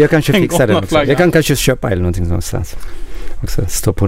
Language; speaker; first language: Swedish; non-native, learner; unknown